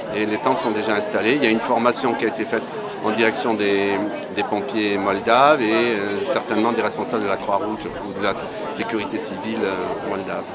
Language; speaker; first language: French; native; French